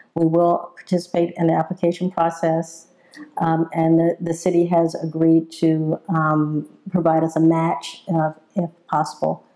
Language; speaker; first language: English; native; English